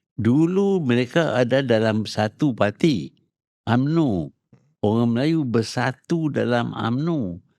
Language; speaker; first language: Malay; native; Malay